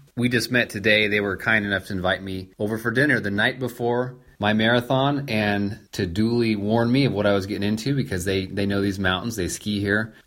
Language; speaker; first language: English; native; English